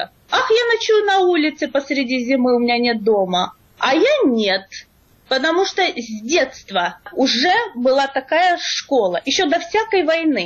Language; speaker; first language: Russian; native; Russian